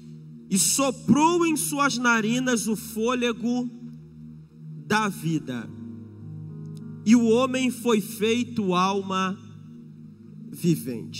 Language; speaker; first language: Portuguese; native; Portuguese